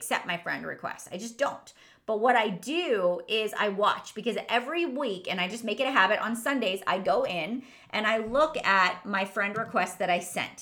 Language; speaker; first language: English; native; English